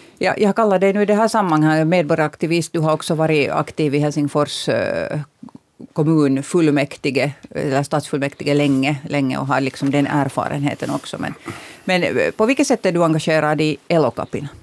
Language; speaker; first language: Swedish; native; Swedish